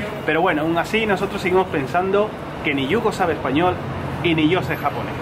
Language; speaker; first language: Spanish; native; Spanish